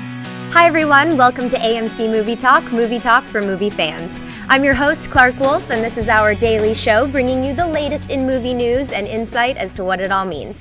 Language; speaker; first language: English; native; English